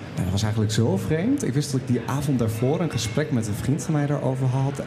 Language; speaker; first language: Dutch; native; Dutch